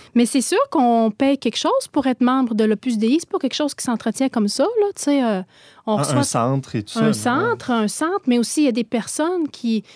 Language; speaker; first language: French; native; French